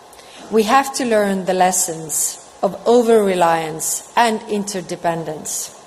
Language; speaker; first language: English; non-native, fluent; Estonian